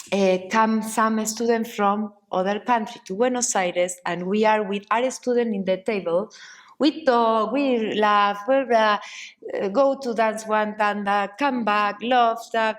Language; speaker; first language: English; non-native, learner; Spanish